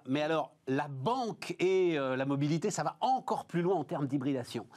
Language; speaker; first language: French; native; French